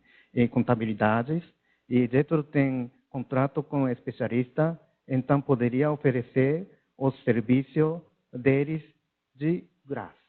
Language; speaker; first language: Portuguese; non-native, learner; Japanese